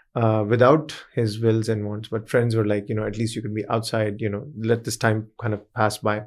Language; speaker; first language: English; early bilingual, other home language; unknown